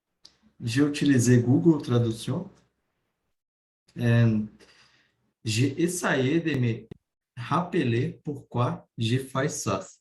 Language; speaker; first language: French; non-native, learner; Portuguese